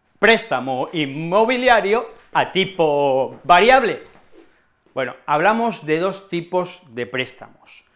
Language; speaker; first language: Spanish; native; Spanish